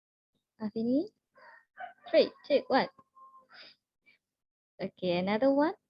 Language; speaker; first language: English; non-native, learner; Indonesian